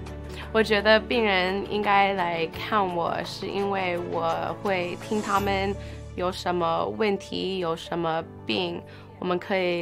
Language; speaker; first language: Chinese; early bilingual, heritage; English